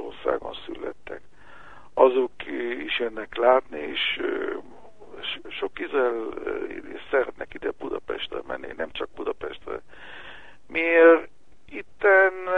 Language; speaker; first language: Hungarian; early bilingual, heritage; Hebrew